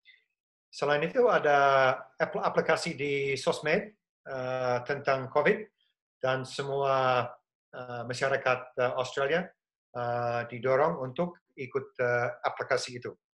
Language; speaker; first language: Indonesian; non-native, fluent; English